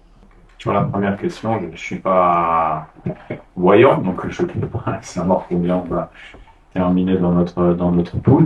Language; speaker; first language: French; non-native, fluent; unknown